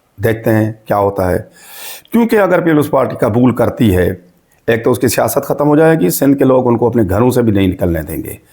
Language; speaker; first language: Urdu; non-native, local second language; Sindhi